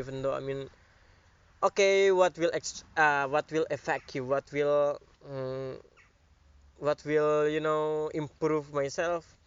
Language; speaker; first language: English; non-native, learner; Indonesian